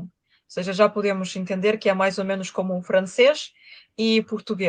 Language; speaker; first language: Portuguese; non-native, fluent; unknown